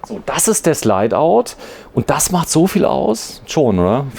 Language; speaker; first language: German; native; German